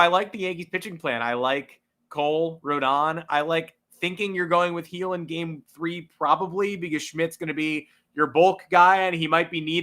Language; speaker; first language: English; native; English